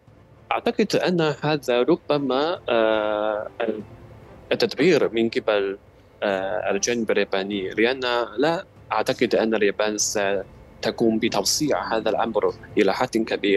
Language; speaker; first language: Arabic; non-native, fluent; Chinese